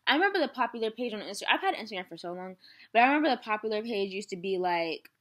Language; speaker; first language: English; native; English